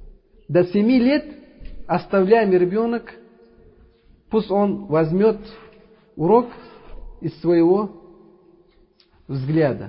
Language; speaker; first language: Russian; non-native, learner; Uzbek